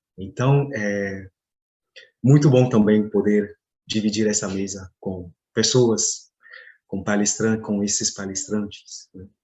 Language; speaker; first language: Portuguese; non-native, fluent; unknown